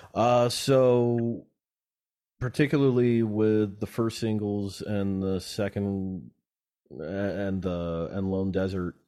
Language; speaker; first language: English; native; English